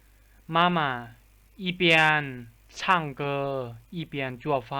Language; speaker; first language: Chinese; non-native, fluent; Lao